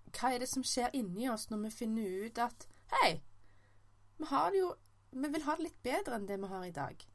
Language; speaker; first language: Norwegian; native; Norwegian